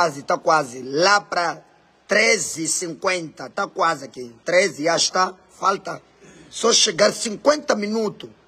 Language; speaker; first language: Portuguese; non-native, local second language; Makhuwa